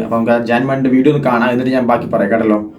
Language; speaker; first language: Malayalam; native; Malayalam